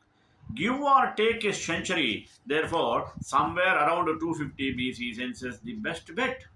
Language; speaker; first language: English; non-native, local second language; Telugu